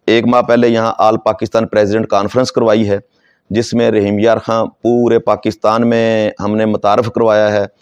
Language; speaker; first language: Urdu; non-native, local second language; Saraiki